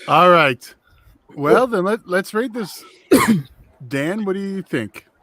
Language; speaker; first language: English; native; English